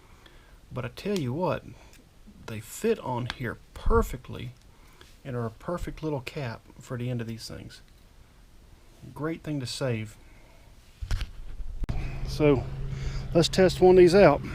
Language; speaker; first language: English; native; English